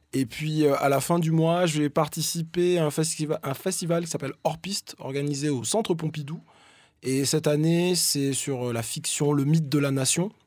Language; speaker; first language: French; native; French